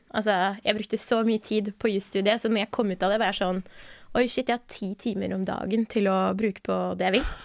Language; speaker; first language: Norwegian; early bilingual, other home language; Persian